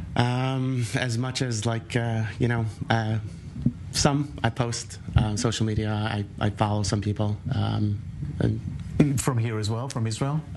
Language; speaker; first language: English; native; English